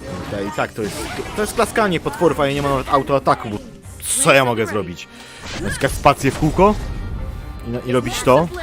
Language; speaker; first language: Polish; native; Polish